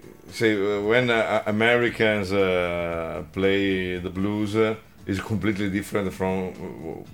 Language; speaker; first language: English; non-native, learner; Italian